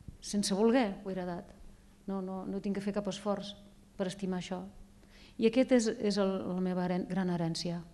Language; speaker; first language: Catalan; native; Catalan